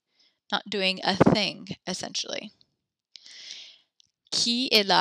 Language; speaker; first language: French; non-native, learner; English